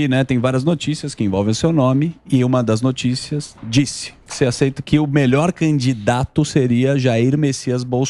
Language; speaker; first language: Portuguese; native; Portuguese